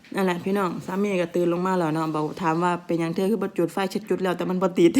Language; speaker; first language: Thai; native; Thai